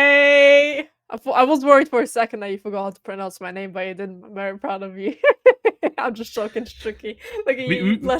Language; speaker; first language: English; non-native, fluent; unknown